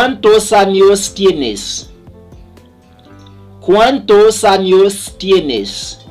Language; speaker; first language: Spanish; non-native, learner; Haitian Creole